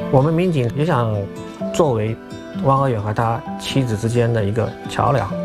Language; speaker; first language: Chinese; native; Chinese